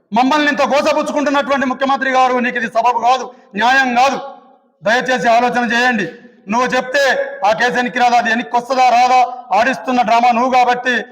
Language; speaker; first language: Telugu; non-native, local second language; Lambadi